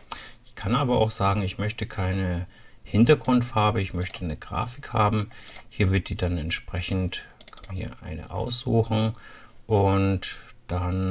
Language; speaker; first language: German; native; German